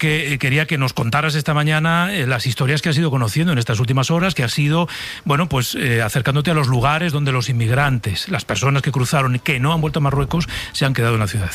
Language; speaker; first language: Spanish; native; Spanish